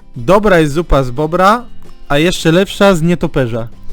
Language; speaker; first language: Polish; native; Polish